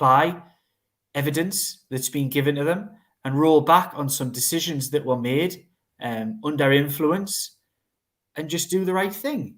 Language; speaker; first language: English; native; English